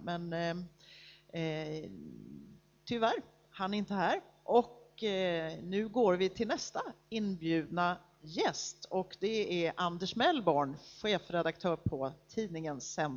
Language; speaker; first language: Swedish; native; Swedish